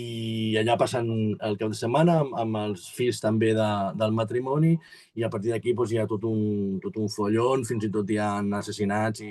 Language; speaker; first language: Catalan; native; Catalan